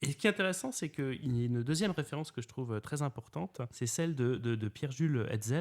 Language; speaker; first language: French; native; French